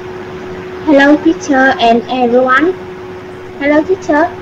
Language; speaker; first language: English; non-native, learner; Vietnamese